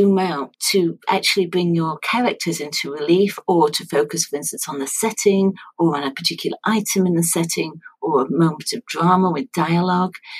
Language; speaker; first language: English; native; English